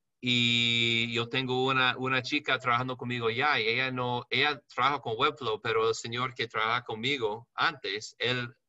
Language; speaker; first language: Spanish; non-native, learner; English